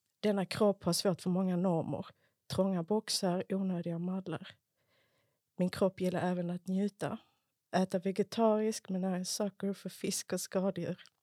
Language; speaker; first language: Swedish; early bilingual, other home language; Spanish